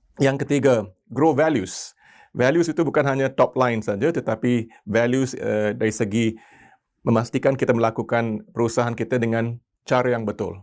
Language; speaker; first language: Malay; non-native, local second language; Tamil